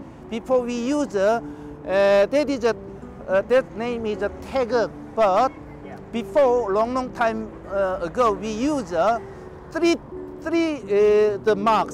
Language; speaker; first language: English; non-native, learner; Korean